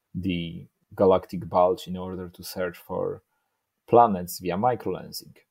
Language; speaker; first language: English; non-native, fluent; Polish